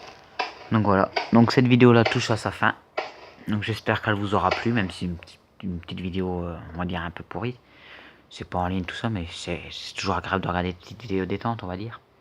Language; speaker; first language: French; native; French